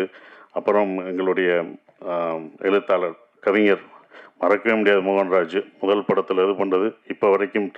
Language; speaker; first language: Tamil; native; Tamil